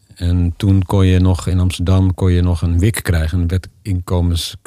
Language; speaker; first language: Dutch; native; Dutch